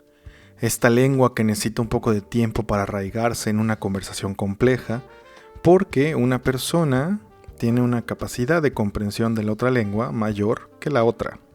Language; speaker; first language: Spanish; native; Spanish